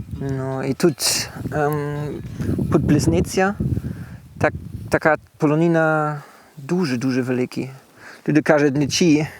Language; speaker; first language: Ukrainian; non-native, learner; German